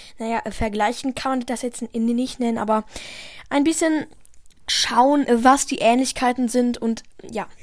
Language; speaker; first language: German; native; German